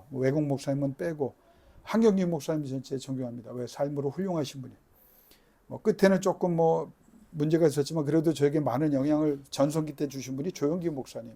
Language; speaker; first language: Korean; native; Korean